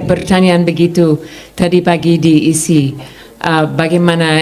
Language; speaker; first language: Indonesian; non-native, fluent; English